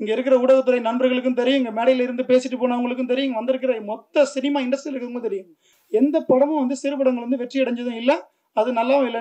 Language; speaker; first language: Tamil; native; Tamil